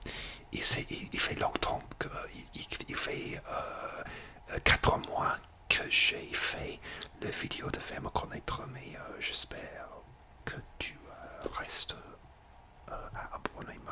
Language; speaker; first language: French; non-native, learner; English